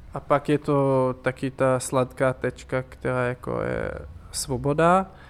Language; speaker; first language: Czech; non-native, fluent; Hebrew